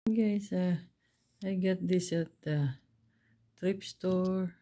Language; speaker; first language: English; non-native, learner; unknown